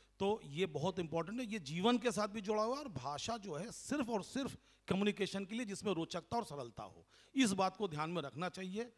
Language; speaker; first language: Hindi; non-native, local second language; Bangla